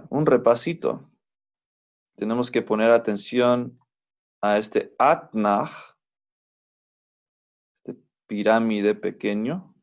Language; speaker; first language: Spanish; non-native, fluent; English